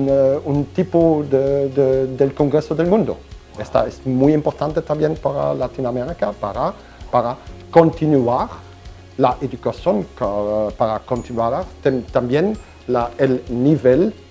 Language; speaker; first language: Spanish; non-native, learner; German